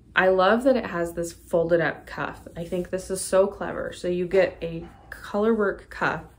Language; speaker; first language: English; native; English